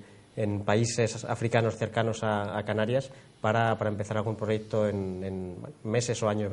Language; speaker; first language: Spanish; native; Spanish